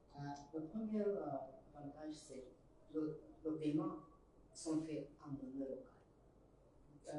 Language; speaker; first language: French; non-native, learner; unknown